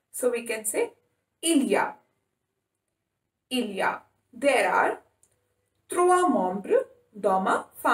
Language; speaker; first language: French; non-native, fluent; Hindi